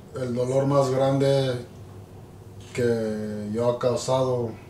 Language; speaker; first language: Spanish; early bilingual, other home language; English